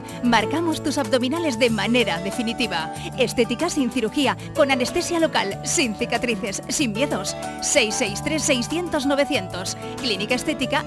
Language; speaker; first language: Spanish; native; Spanish